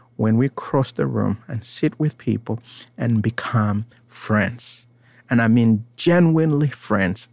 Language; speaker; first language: English; non-native, local second language; Ganda